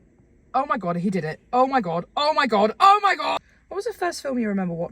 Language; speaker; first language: English; native; English